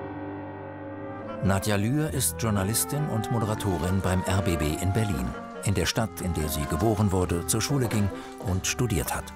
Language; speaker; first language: German; native; German